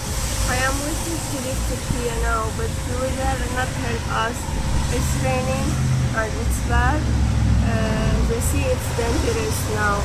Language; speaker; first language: English; non-native, learner; Arabic